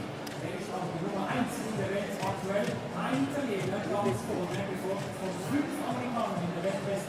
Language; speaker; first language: German; native; German